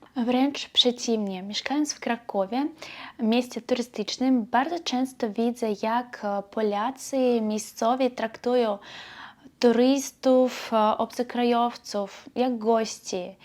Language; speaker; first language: Polish; non-native, learner; Belarusian